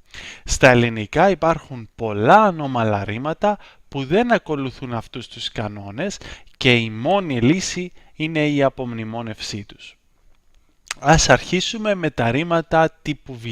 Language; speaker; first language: Greek; native; Greek